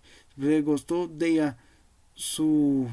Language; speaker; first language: Portuguese; non-native, learner; Spanish